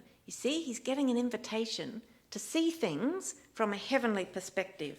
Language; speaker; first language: English; native; English